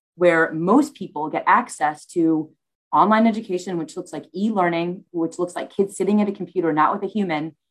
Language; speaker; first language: English; native; English